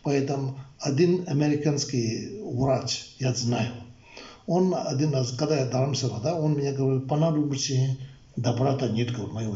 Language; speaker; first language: Russian; non-native, learner; Tibetan